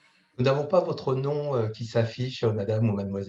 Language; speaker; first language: French; native; French